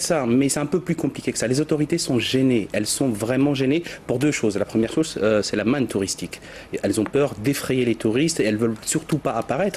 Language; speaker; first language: French; native; French